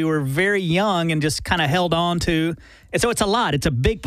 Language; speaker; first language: English; native; English